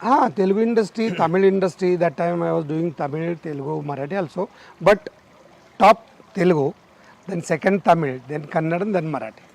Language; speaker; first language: Telugu; non-native, learner; Marathi